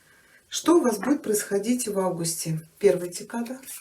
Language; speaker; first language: Russian; native; Russian